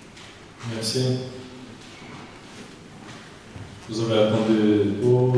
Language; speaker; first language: French; non-native, fluent; Chechen